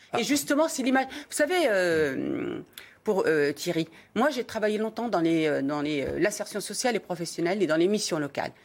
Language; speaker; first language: French; early bilingual, other home language; Arabic